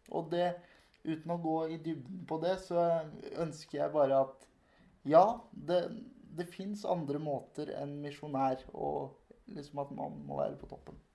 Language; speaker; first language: Norwegian; native; Norwegian